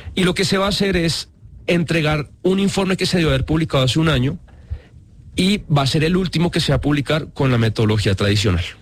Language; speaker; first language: Spanish; native; Spanish